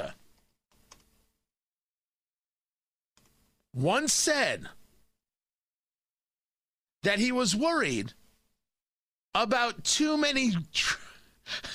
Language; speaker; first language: English; native; English